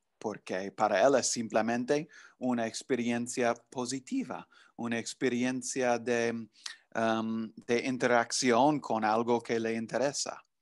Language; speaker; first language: Spanish; non-native, fluent; English